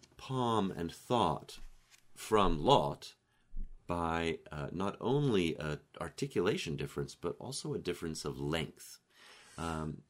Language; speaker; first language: English; native; English